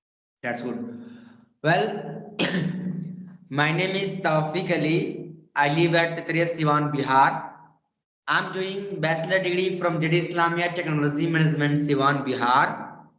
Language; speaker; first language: English; non-native, learner; Bhojpuri